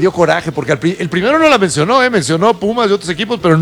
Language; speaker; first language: Spanish; native; Spanish